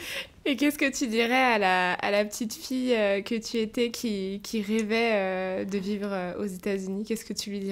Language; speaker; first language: French; native; French